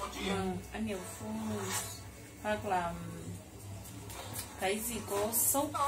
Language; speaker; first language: Vietnamese; non-native, learner; Portuguese